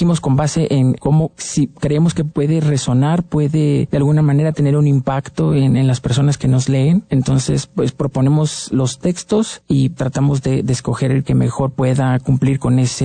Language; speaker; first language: Spanish; native; Spanish